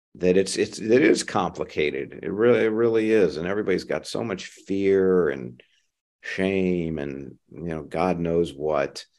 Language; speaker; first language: English; native; English